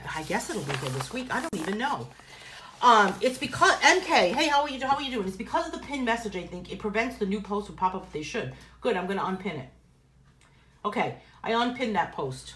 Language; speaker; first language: English; native; English